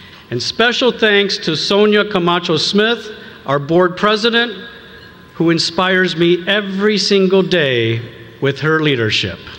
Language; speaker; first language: English; native; English